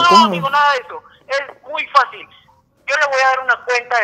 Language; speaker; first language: Spanish; native; Spanish